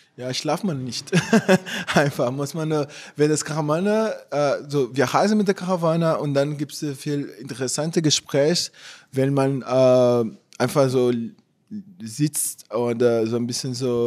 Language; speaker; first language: German; non-native, fluent; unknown